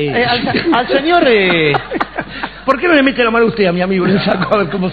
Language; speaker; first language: Spanish; native; Spanish